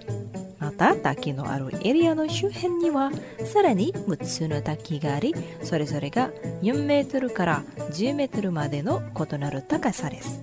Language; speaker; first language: Japanese; non-native, fluent; Indonesian